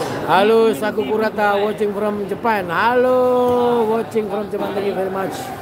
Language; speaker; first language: English; non-native, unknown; Indonesian